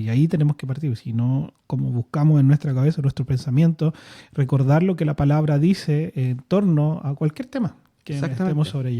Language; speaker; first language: Spanish; native; Spanish